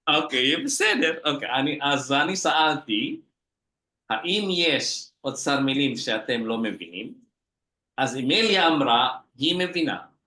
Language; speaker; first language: Hebrew; non-native, fluent; Indonesian